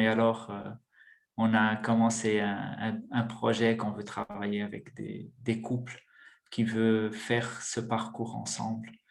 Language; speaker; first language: French; non-native, fluent; Portuguese